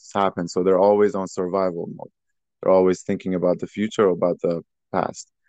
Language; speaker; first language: English; early bilingual, other home language; Persian